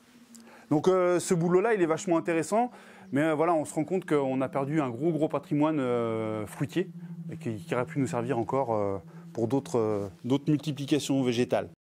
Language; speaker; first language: French; native; French